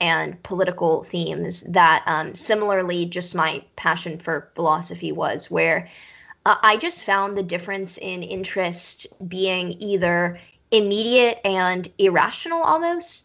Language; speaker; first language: English; native; English